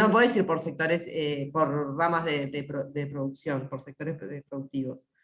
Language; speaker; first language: Spanish; native; Spanish